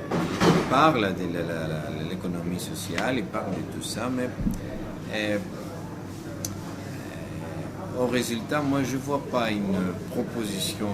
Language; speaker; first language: French; non-native, fluent; Greek